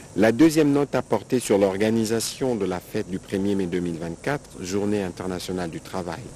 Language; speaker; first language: French; non-native, local second language; Lingala